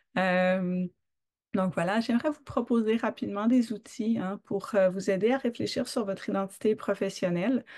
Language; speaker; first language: French; native; French